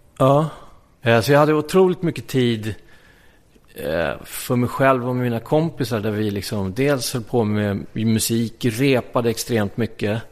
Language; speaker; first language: Swedish; native; Swedish